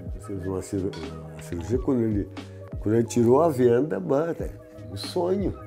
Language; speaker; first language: Portuguese; native; Portuguese